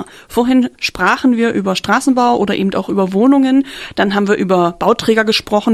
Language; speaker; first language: German; native; German